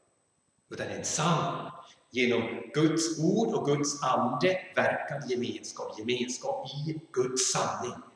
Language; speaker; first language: Swedish; non-native, fluent; German